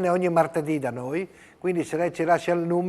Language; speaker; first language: Italian; native; Italian